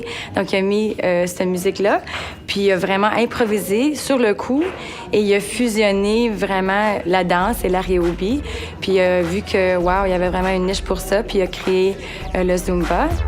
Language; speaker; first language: French; native; French